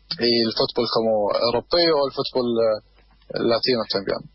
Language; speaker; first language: Spanish; non-native, learner; Arabic